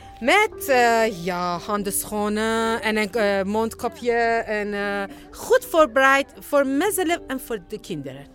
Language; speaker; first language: Dutch; non-native, learner; Persian